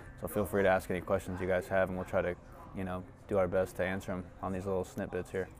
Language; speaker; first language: English; native; English